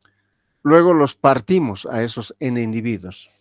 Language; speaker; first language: Spanish; native; Spanish